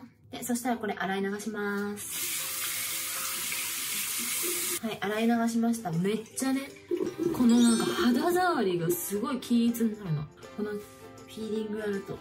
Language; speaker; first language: Japanese; native; Japanese